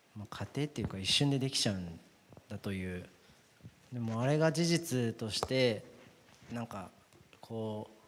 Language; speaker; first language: Japanese; native; Japanese